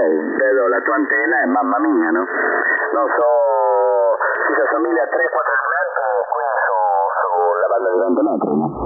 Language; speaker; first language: Italian; non-native, fluent; Spanish